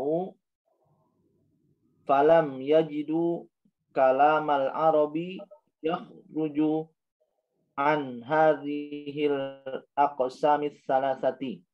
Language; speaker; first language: Arabic; non-native, learner; Indonesian